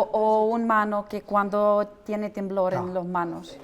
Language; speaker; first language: Spanish; non-native, learner; Russian